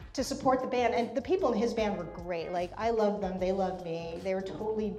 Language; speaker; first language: English; native; English